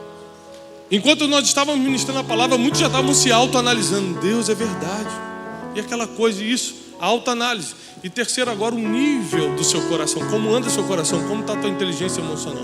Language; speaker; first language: Portuguese; native; Portuguese